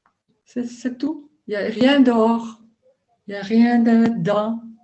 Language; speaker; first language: French; non-native, learner; Dutch